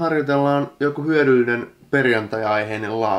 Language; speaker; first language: Finnish; native; Finnish